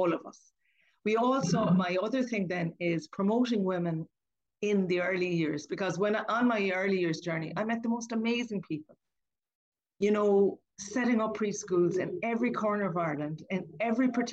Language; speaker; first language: English; native; English